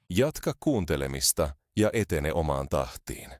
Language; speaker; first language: Finnish; non-native, fluent; Spanish